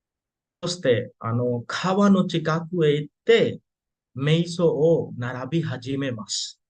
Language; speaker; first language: Japanese; non-native, fluent; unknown